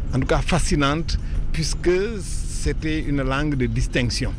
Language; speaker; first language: French; native; French